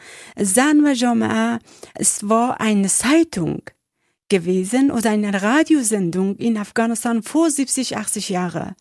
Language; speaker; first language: German; non-native, learner; Persian